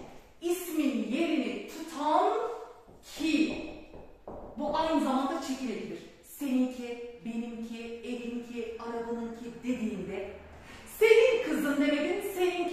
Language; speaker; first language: Turkish; native; Turkish